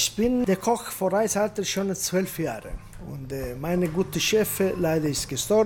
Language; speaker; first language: German; non-native, learner; Italian